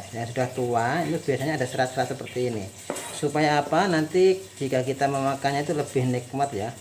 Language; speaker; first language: Indonesian; native; Indonesian